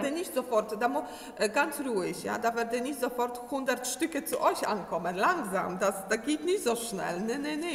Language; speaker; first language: German; non-native, learner; Polish